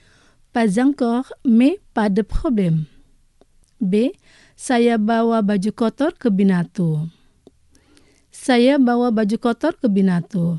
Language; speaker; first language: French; non-native, fluent; Indonesian